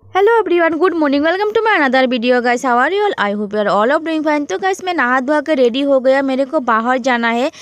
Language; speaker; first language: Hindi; non-native, local second language; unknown